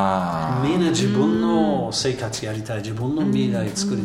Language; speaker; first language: Japanese; non-native, learner; English